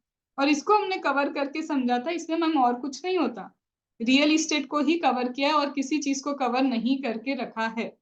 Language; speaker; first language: Hindi; native; Hindi